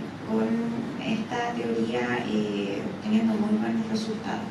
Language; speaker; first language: Spanish; native; Spanish